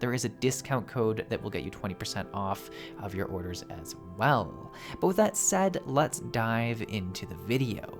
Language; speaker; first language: English; native; English